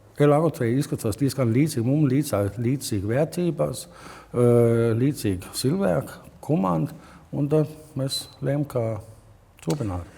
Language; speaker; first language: Latvian; non-native, learner; Danish